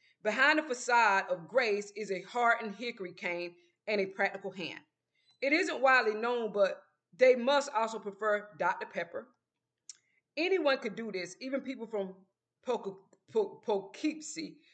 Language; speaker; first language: English; native; English